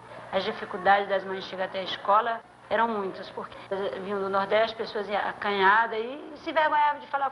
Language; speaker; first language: Portuguese; native; Portuguese